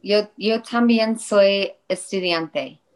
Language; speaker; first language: Spanish; non-native, learner; English